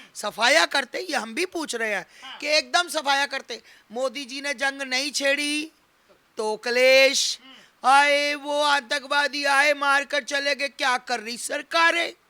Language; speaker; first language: Hindi; native; Hindi